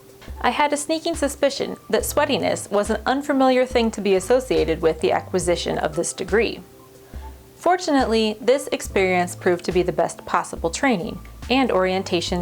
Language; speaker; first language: English; native; English